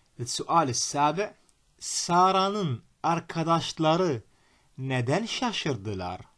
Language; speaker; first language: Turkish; non-native, fluent; Arabic